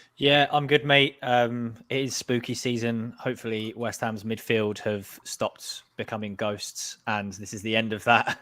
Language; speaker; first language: English; native; English